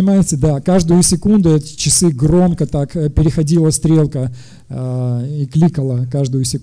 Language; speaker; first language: Russian; native; Russian